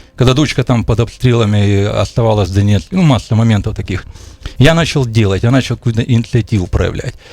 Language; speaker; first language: Russian; native; Russian